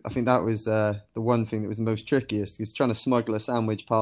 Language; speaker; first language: English; native; English